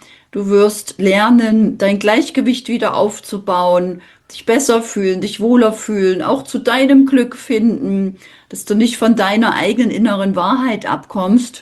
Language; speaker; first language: German; native; German